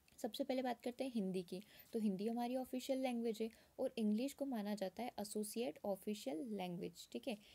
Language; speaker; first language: Hindi; native; Hindi